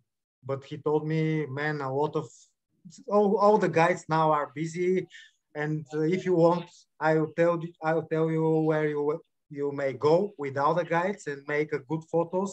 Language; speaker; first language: English; non-native, learner; Bulgarian